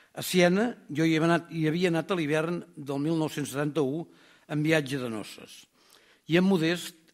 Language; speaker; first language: Catalan; native; Catalan